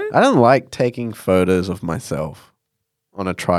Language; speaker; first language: English; native; English